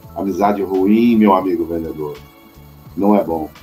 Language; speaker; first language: Portuguese; native; Portuguese